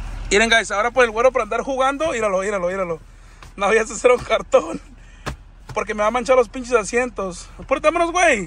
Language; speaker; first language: Spanish; early bilingual, heritage; Spanish